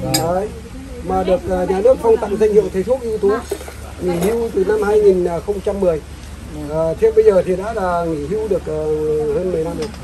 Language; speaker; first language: Vietnamese; non-native, local second language; Tày